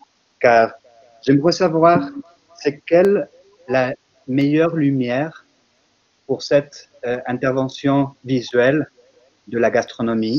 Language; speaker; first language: French; non-native, fluent; Spanish